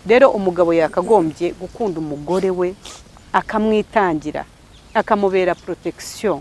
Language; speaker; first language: Kinyarwanda; early bilingual, heritage; Kinyarwanda